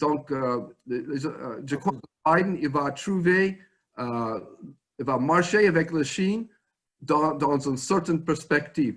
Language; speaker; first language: French; non-native, fluent; English